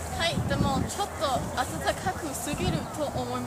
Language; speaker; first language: Japanese; non-native, learner; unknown